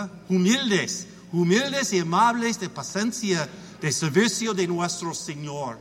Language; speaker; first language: Spanish; non-native, learner; English